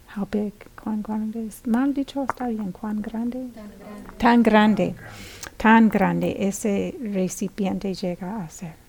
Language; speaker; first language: Spanish; non-native, fluent; English